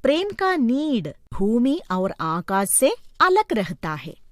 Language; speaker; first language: Hindi; non-native, local second language; Malayalam